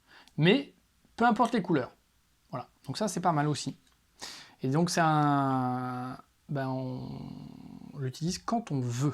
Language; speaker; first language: French; native; French